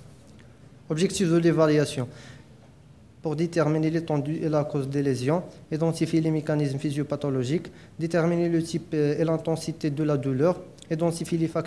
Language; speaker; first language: French; non-native, local second language; Arabic